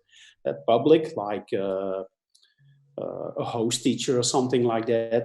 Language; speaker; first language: English; non-native, fluent; Dutch